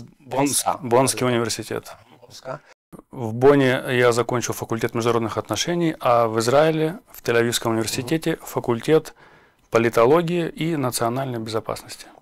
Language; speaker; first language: Russian; native; Russian